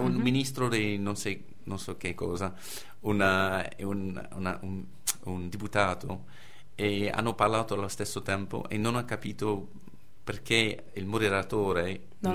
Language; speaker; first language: Italian; non-native, fluent; English